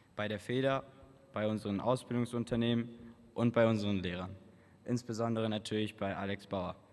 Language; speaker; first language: Spanish; native; Spanish